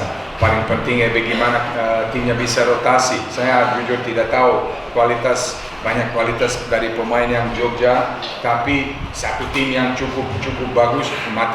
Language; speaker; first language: Indonesian; non-native, fluent; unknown